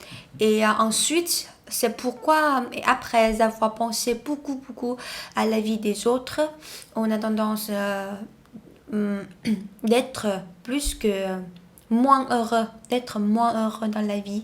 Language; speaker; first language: French; non-native, learner; Vietnamese